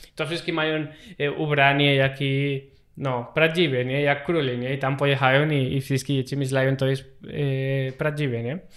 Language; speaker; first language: Polish; non-native, learner; Spanish